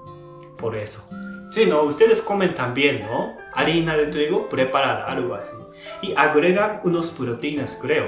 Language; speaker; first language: Spanish; non-native, learner; Japanese